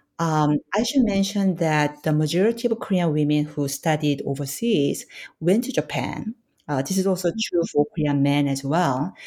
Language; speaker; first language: English; non-native, fluent; Korean